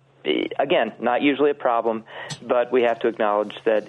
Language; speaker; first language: English; native; English